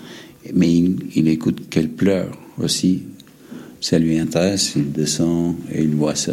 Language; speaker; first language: French; non-native, fluent; English